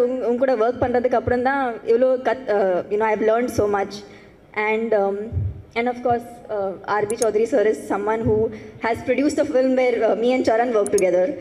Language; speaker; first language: Tamil; non-native, fluent; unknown